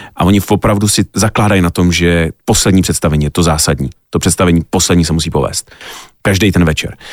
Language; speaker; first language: Czech; native; Czech